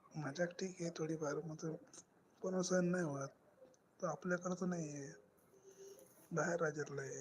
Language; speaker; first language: Hindi; non-native, local second language; Marathi